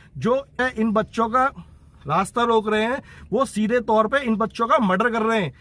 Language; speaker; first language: Hindi; native; Hindi